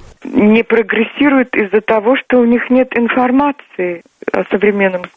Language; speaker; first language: Russian; non-native, local second language; Turkmen